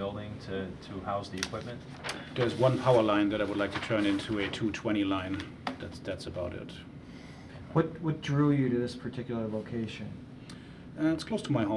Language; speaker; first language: English; non-native, fluent; German